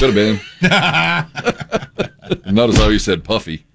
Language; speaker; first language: English; native; English